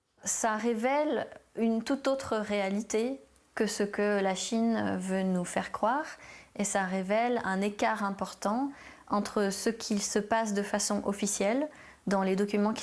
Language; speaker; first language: French; native; French